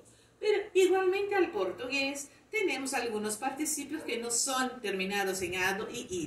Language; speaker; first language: Spanish; non-native, fluent; Portuguese